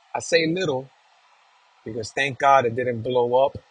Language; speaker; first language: English; native; English